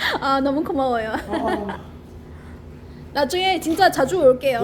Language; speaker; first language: Korean; non-native, local second language; Chinese